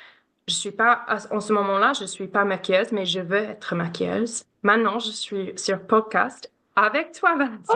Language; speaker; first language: French; non-native, learner; English